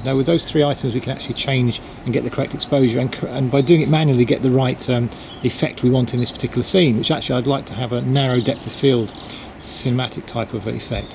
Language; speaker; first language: English; native; English